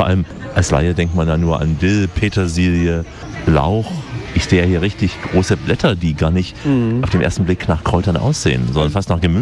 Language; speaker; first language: German; native; German